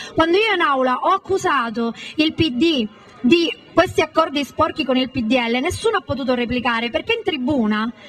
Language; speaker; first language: Italian; native; Italian